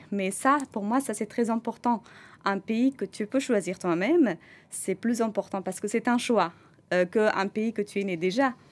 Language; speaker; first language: French; non-native, fluent; Persian